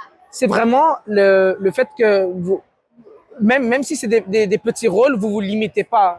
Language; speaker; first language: French; native; French